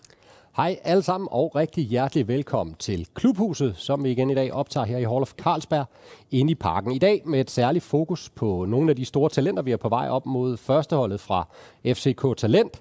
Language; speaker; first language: Danish; native; Danish